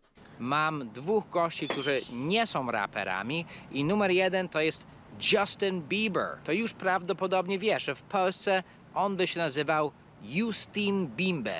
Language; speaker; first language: Polish; non-native, fluent; English